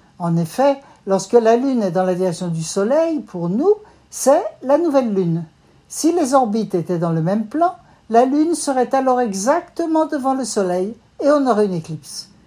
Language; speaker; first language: French; native; French